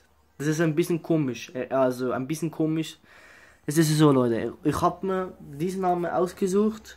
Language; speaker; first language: German; early bilingual, other home language; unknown